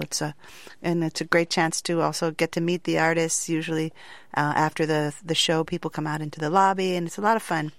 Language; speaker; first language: English; native; English